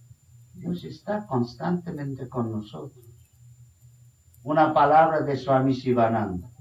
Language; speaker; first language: Spanish; non-native, fluent; Bangla